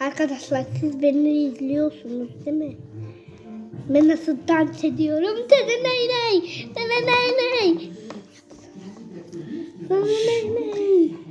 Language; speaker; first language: Turkish; early bilingual, heritage; Turkish